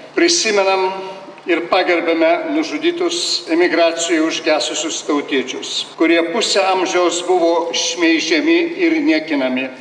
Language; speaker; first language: Lithuanian; native; Lithuanian